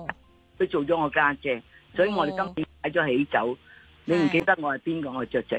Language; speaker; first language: Cantonese; native; Cantonese